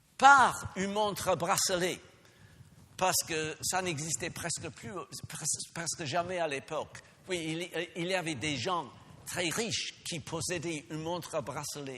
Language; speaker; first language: French; non-native, fluent; English